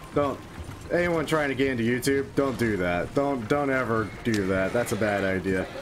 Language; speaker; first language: English; native; English